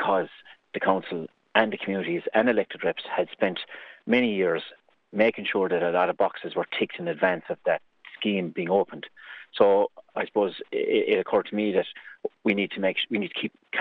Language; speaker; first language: English; native; English